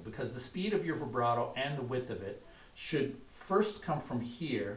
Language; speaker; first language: English; native; English